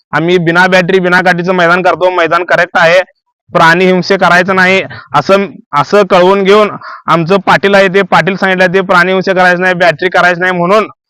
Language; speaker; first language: Marathi; non-native, local second language; Kannada